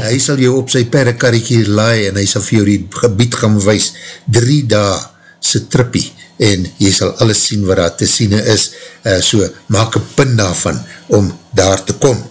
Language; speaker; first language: Afrikaans; native; Afrikaans